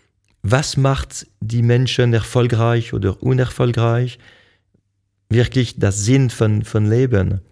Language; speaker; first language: German; non-native, local second language; French